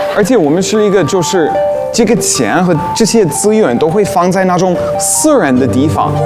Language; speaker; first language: Chinese; non-native, fluent; English